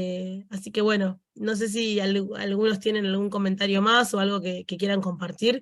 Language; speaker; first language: Spanish; native; Spanish